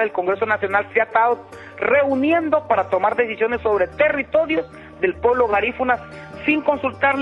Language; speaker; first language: Spanish; native; Spanish